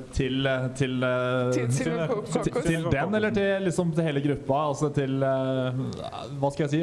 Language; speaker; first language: Norwegian; native; Norwegian